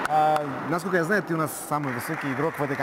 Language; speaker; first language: Russian; native; Russian